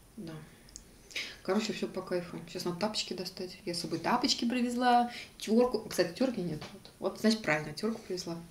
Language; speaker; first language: Russian; native; Russian